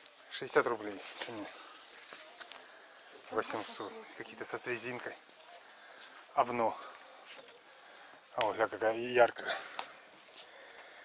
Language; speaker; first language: Russian; native; Russian